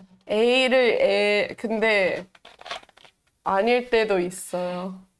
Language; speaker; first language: Korean; non-native, fluent; English